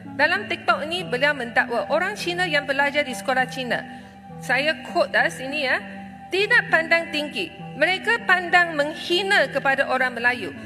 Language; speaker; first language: Malay; non-native, local second language; Chinese